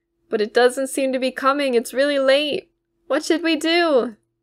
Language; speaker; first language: English; native; English